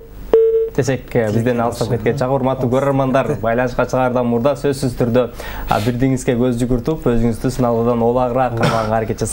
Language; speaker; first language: Kyrgyz; native; Kyrgyz